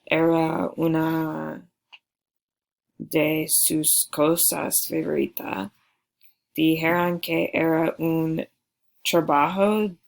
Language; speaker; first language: Spanish; non-native, learner; English